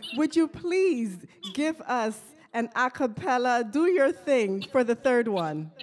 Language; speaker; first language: English; native; English